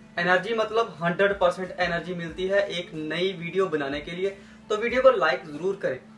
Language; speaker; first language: Hindi; non-native, local second language; Punjabi